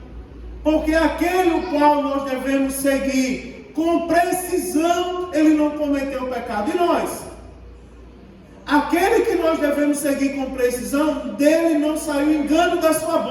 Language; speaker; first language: Portuguese; native; Portuguese